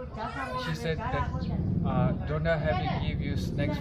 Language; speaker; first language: English; non-native, local second language; Nepali